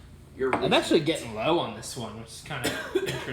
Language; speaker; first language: English; native; English